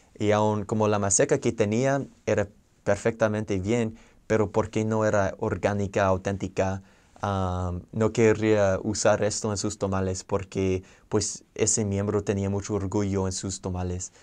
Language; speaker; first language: Spanish; non-native, fluent; English